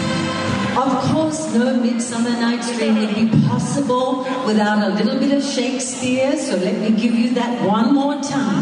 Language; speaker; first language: English; native; English